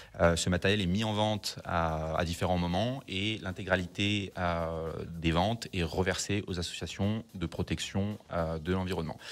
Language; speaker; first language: French; native; French